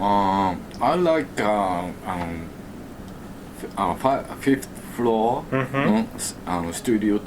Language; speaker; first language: English; non-native, learner; Japanese